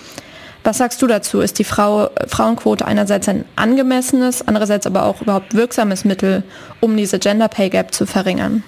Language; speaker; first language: German; native; German